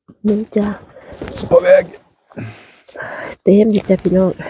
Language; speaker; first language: Swedish; non-native, learner; Thai